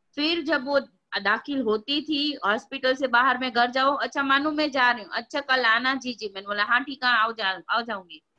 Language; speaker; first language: Hindi; non-native, local second language; Gujarati